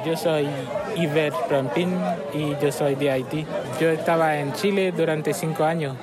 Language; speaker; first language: Spanish; non-native, learner; Haitian Creole